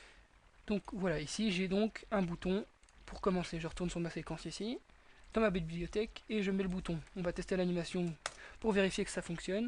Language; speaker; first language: French; native; French